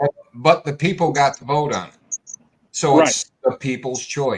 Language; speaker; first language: English; native; English